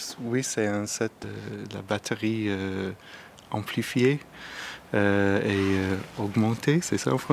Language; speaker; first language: French; non-native, learner; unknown